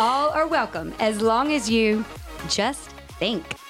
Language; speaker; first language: English; native; English